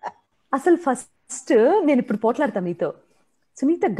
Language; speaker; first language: Telugu; native; Telugu